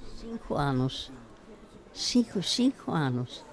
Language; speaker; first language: Portuguese; non-native, fluent; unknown